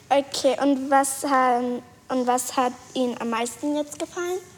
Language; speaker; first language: German; native; German